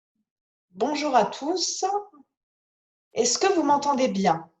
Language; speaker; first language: French; native; French